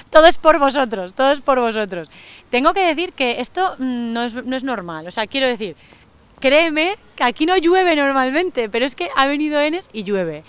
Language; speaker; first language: Spanish; native; Spanish